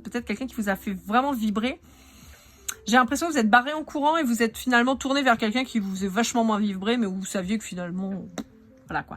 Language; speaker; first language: French; native; French